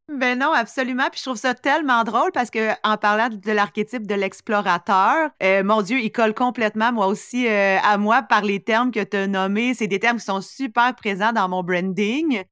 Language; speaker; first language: French; native; French